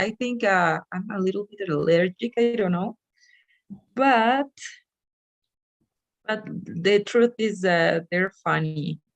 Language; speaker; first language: English; non-native, fluent; Spanish